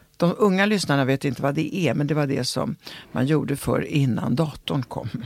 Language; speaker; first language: Swedish; early bilingual, other home language; Italian